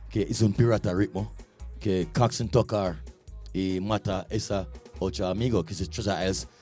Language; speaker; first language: Spanish; non-native, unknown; Jamaican Creole English